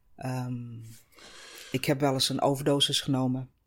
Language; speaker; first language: Dutch; non-native, fluent; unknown